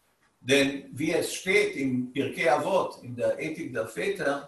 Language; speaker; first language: German; non-native, fluent; Hebrew